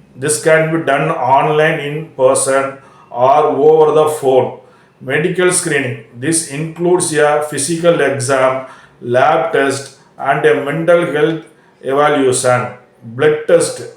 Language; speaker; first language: English; non-native, local second language; Tamil